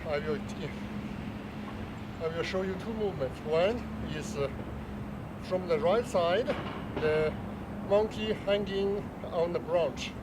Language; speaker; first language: English; non-native, fluent; Chinese